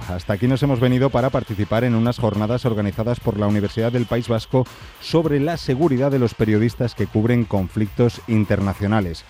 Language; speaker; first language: Spanish; native; Spanish